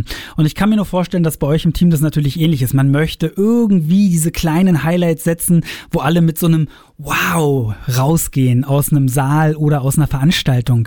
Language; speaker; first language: German; native; German